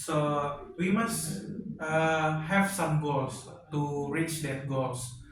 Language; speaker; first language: English; non-native, learner; Indonesian